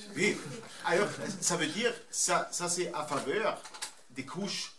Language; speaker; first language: French; non-native, fluent; German